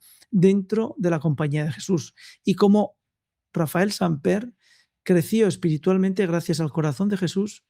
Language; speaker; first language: Spanish; native; Spanish